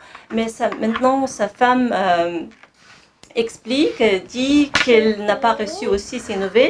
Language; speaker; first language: French; non-native, fluent; Kazakh